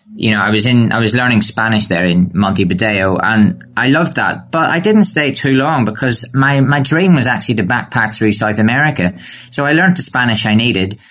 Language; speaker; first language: English; native; English